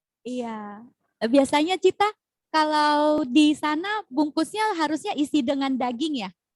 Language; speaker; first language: Indonesian; native; Indonesian